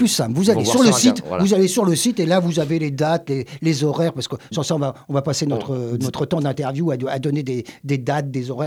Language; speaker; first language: French; native; French